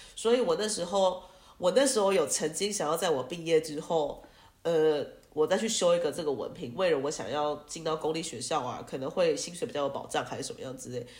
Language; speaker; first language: Chinese; native; Chinese